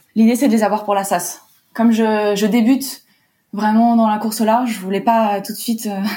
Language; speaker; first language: French; early bilingual, heritage; French